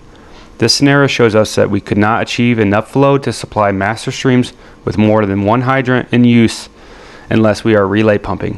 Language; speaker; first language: English; native; English